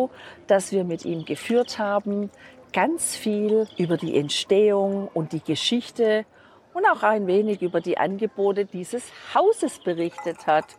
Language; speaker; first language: German; native; German